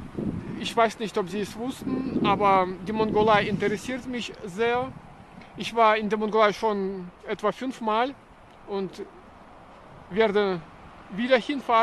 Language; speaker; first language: German; non-native, fluent; Russian